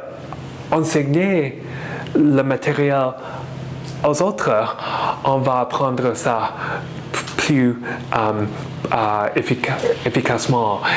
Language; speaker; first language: French; non-native, learner; English